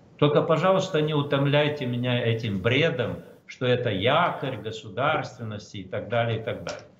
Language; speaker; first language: Russian; non-native, local second language; Romanian